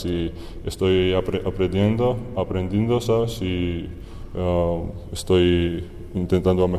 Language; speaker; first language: Spanish; non-native, fluent; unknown